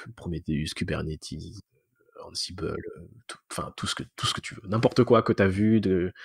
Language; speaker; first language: French; native; French